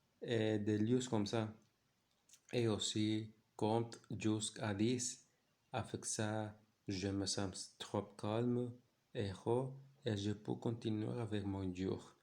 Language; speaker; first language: French; non-native, learner; Spanish